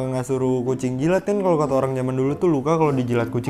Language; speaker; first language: Indonesian; native; Indonesian